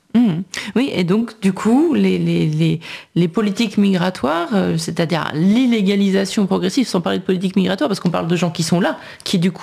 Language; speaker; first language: French; native; French